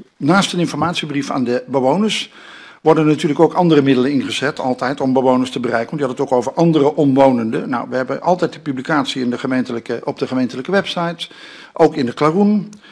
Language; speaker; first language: Dutch; native; Dutch